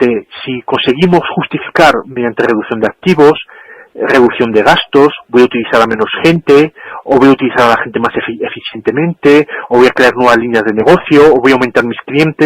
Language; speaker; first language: Spanish; native; Spanish